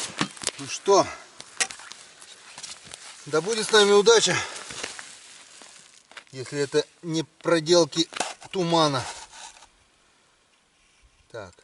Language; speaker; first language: Russian; native; Russian